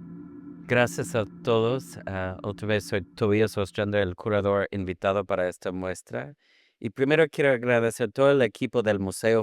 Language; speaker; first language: Spanish; non-native, fluent; English